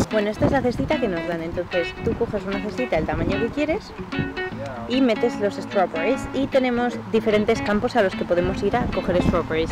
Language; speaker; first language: Spanish; native; Spanish